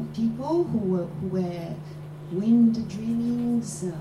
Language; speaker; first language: English; non-native, fluent; Polish